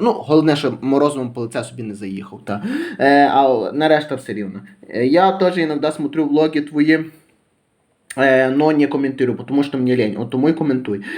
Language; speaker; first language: Ukrainian; native; Ukrainian